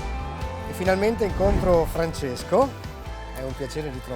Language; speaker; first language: Italian; native; Italian